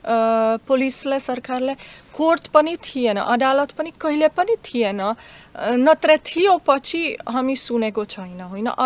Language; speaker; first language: Nepali; non-native, fluent; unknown